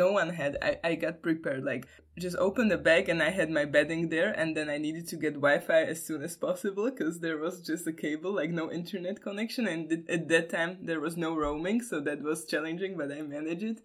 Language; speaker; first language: English; non-native, fluent; Slovak